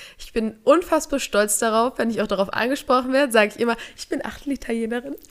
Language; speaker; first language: German; native; German